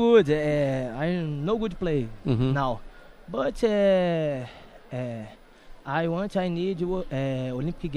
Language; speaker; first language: English; non-native, learner; Portuguese